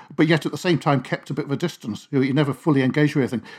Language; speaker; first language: English; native; English